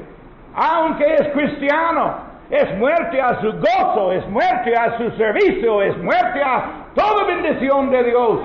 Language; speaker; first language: Spanish; non-native, learner; English